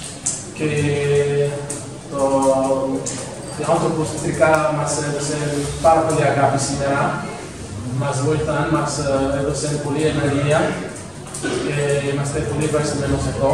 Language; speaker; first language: Greek; non-native, learner; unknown